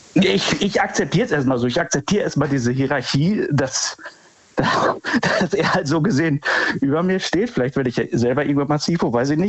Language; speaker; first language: German; native; German